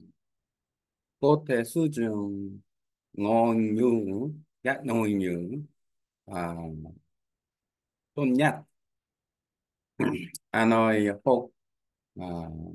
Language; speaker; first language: Vietnamese; non-native, learner; Korean